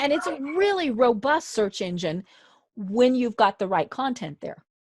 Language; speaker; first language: English; native; English